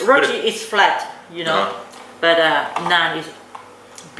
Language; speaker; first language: English; non-native, learner; Thai